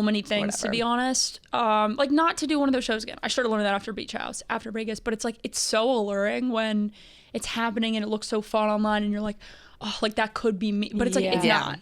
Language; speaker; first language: English; native; English